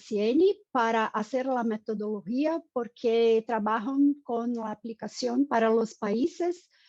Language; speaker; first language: Spanish; non-native, fluent; Portuguese